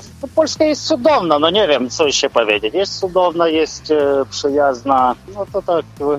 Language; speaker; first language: Polish; non-native, learner; Ukrainian